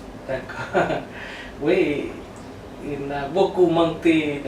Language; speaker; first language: French; non-native, learner; Vietnamese